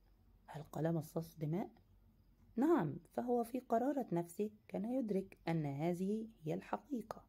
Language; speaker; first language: Arabic; native; Arabic